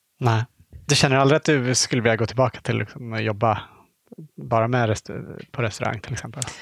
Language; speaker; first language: Swedish; native; Swedish